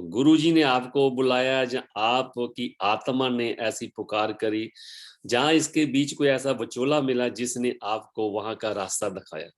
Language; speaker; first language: Hindi; non-native, local second language; Punjabi